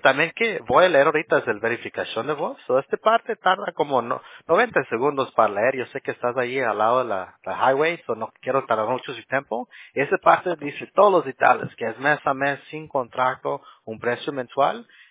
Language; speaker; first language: Spanish; non-native, learner; English